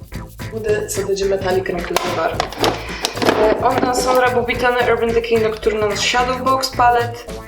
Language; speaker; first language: Turkish; non-native, learner; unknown